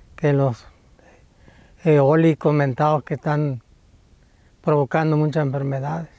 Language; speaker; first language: Spanish; native; Spanish